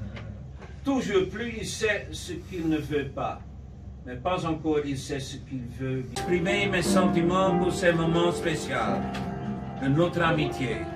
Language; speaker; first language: French; non-native, learner; Dutch